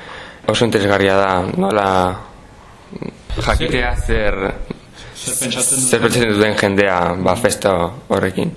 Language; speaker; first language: Basque; non-native, local second language; Spanish